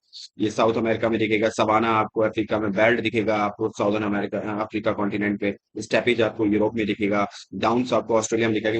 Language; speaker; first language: Hindi; native; Hindi